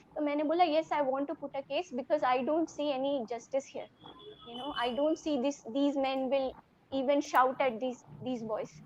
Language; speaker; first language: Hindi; non-native, local second language; Telugu